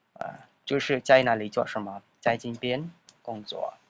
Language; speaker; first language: Chinese; non-native, fluent; Khmer